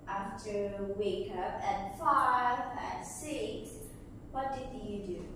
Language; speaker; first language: English; non-native, learner; Indonesian